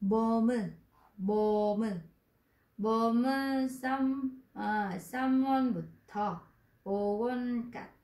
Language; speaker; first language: Korean; non-native, fluent; Vietnamese